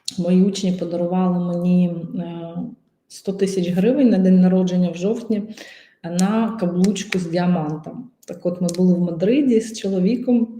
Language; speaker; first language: Ukrainian; non-native, local second language; Russian